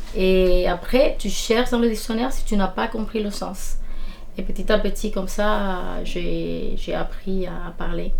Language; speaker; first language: French; non-native, fluent; Spanish